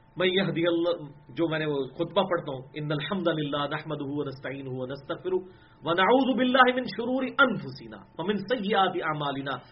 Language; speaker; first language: Urdu; non-native, local second language; Punjabi